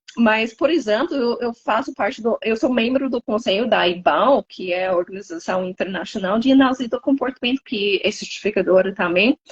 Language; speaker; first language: Portuguese; non-native, fluent; English